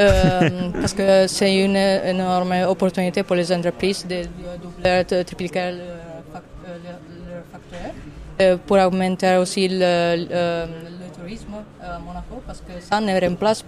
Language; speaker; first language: French; non-native, fluent; Italian